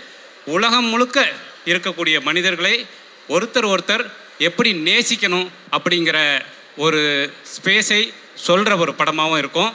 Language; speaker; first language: Tamil; native; Tamil